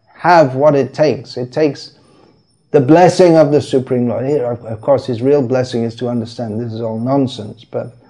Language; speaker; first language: English; native; English